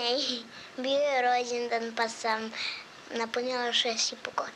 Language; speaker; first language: Serbian; native; Serbian